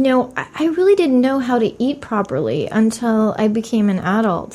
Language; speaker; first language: English; native; English